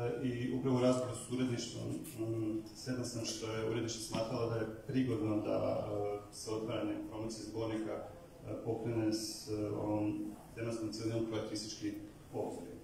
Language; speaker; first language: Croatian; native; Croatian